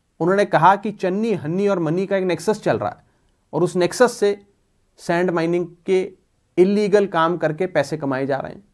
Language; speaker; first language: Hindi; non-native, local second language; Punjabi